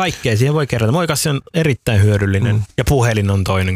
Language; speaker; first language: Finnish; early bilingual, other home language; Somali